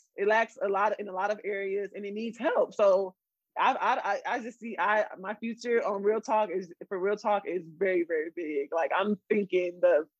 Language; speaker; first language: English; native; English